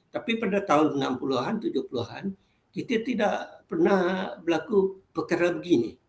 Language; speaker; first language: Malay; non-native, local second language; Chinese